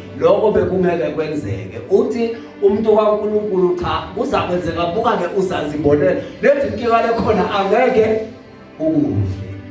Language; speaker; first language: Zulu; non-native, local second language; Swati